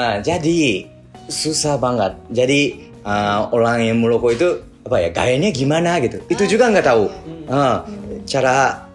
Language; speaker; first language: Indonesian; non-native, learner; Japanese